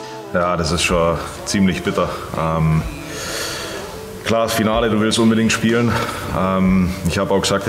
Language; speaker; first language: German; native; German